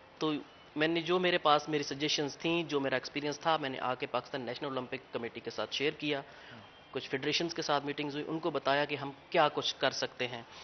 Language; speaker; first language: Urdu; non-native, local second language; Punjabi